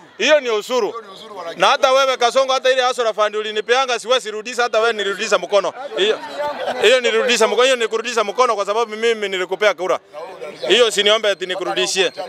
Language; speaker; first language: Swahili; non-native, local second language; Gusii